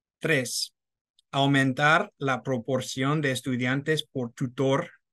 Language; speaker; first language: Spanish; non-native, fluent; English